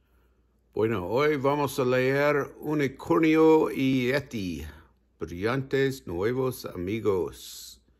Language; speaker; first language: Spanish; non-native, learner; English